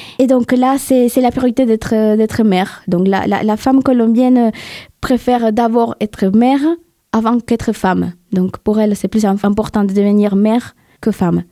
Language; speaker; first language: French; non-native, fluent; Spanish